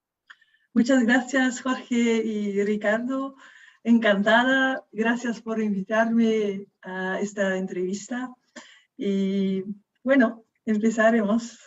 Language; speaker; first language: Spanish; non-native, fluent; Dutch